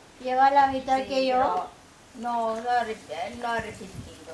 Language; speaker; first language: Spanish; non-native, learner; Filipino